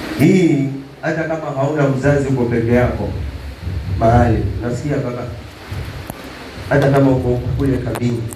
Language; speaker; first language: Swahili; native; Swahili